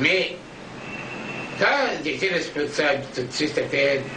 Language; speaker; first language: French; non-native, learner; Arabic